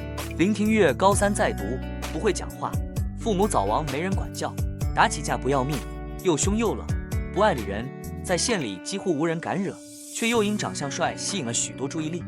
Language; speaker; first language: Chinese; native; Chinese